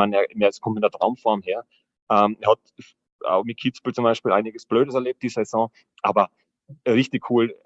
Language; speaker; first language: German; native; German